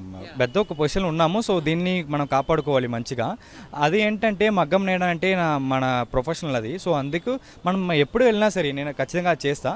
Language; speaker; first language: Telugu; early bilingual, heritage; Tamil